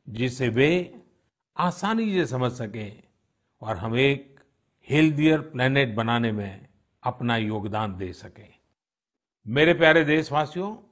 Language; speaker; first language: Hindi; non-native, local second language; Gujarati